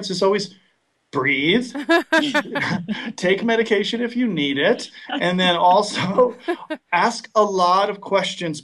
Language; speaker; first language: English; native; English